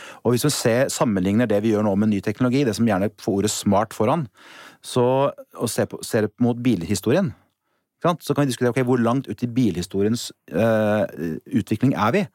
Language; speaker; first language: Norwegian; native; Norwegian